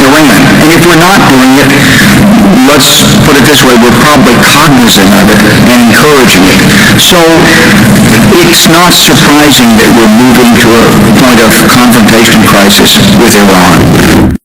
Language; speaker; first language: English; native; English